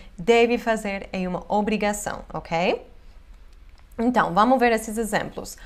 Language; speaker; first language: Portuguese; non-native, fluent; English